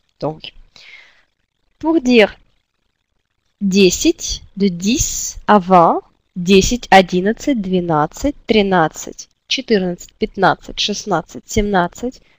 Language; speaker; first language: French; non-native, fluent; Russian